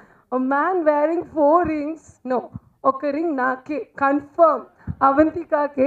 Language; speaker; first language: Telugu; non-native, learner; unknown